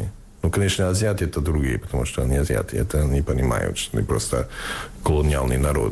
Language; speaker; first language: Russian; non-native, fluent; English